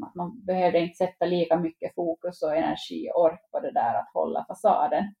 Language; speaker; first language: Swedish; native; Swedish